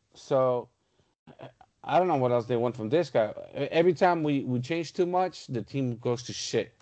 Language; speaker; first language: English; non-native, fluent; Portuguese